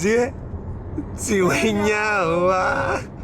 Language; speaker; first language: Spanish; native; Spanish